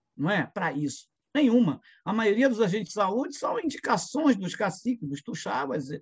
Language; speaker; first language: Portuguese; non-native, local second language; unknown